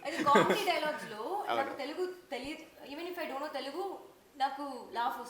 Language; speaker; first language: Telugu; non-native, learner; Tamil